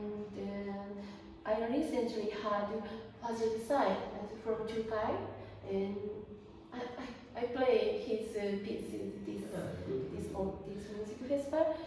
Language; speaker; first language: English; non-native, learner; Japanese